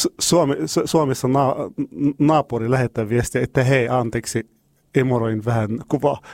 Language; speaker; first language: Finnish; non-native, learner; Arabic